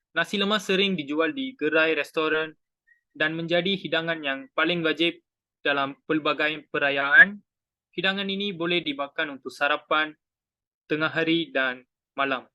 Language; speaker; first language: Malay; non-native, local second language; Tamil